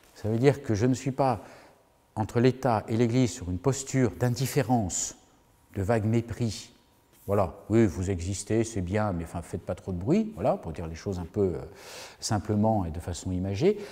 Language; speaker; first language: French; native; French